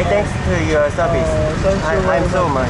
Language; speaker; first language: English; non-native, learner; Korean